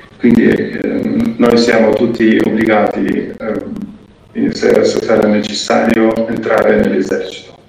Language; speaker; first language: Italian; non-native, fluent; Ukrainian